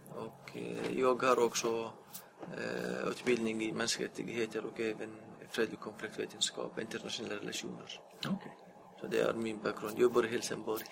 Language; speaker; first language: Swedish; non-native, fluent; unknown